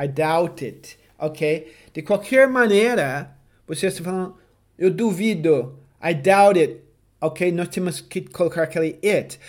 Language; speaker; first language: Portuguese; non-native, fluent; English